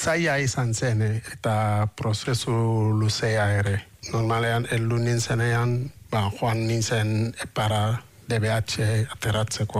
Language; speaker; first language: Basque; non-native, fluent; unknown